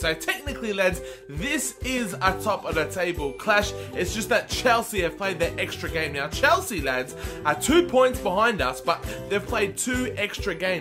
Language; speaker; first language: English; native; English